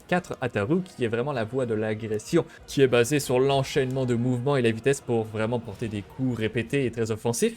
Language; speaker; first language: French; native; French